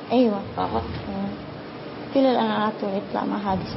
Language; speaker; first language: Arabic; non-native, learner; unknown